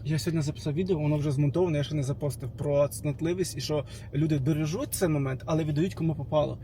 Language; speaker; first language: Ukrainian; non-native, local second language; Russian